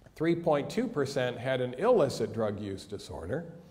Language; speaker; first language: English; native; English